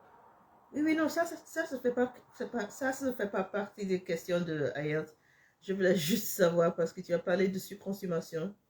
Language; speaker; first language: French; non-native, fluent; English